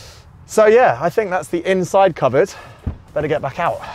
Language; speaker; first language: English; native; English